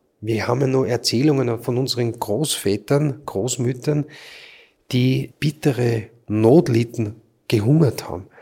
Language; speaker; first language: German; native; German